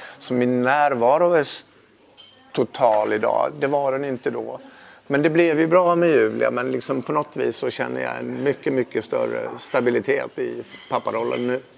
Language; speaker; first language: Swedish; native; Swedish